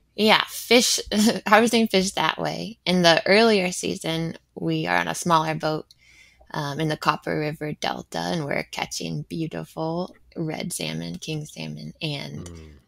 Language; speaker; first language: English; native; English